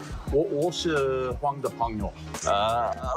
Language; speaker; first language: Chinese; non-native, learner; English